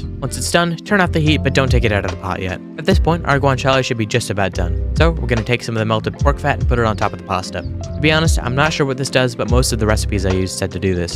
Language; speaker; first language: English; native; English